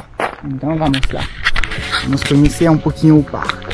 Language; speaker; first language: Portuguese; non-native, learner; French